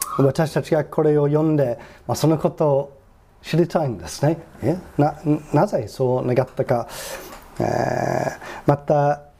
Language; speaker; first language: Japanese; non-native, fluent; English